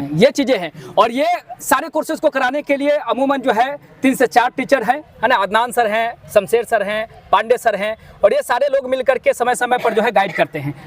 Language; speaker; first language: Hindi; native; Hindi